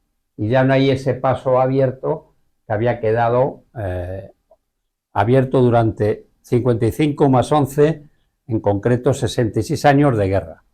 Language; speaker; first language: Spanish; native; Spanish